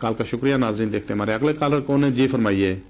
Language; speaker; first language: Urdu; native; Urdu